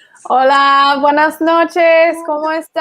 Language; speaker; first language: Spanish; non-native, fluent; English